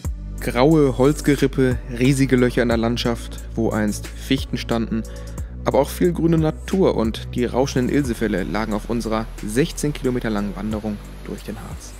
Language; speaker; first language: German; native; German